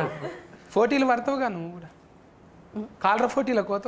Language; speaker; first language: Telugu; native; Telugu